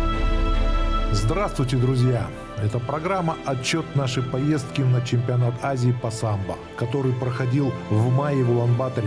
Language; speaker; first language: Russian; native; Russian